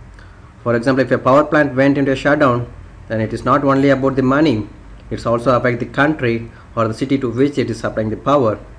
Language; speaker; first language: English; non-native, local second language; Tamil